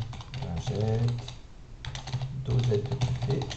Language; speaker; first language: French; native; French